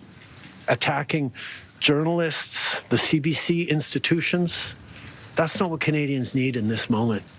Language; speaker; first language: English; native; English